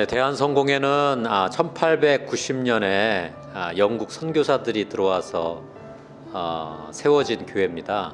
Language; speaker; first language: Korean; native; Korean